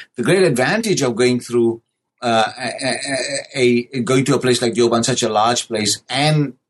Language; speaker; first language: English; native; English